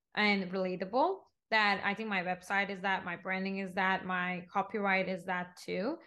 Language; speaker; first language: English; non-native, fluent; Turkish